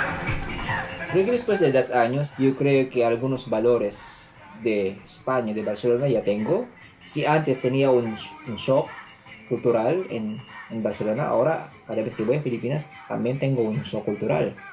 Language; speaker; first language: Spanish; non-native, fluent; Filipino